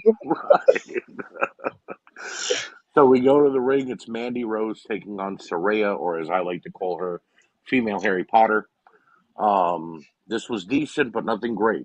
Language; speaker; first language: English; native; English